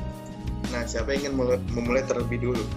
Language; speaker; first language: Indonesian; native; Indonesian